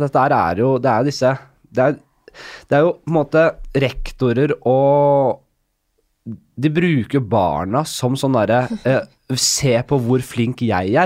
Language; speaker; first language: Norwegian; native; Norwegian